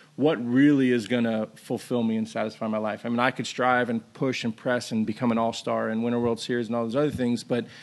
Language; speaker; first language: English; native; English